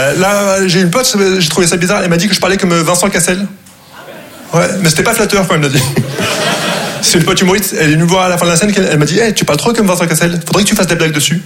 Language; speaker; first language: French; non-native, local second language; Arabic